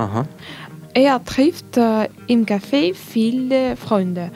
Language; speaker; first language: German; non-native, learner; Russian